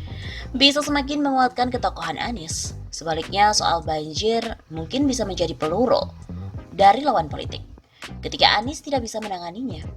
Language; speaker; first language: Indonesian; native; Indonesian